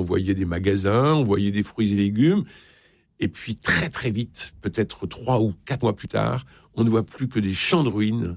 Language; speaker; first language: French; native; French